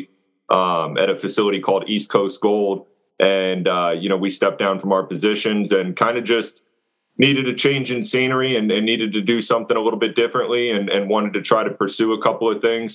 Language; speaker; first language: English; native; English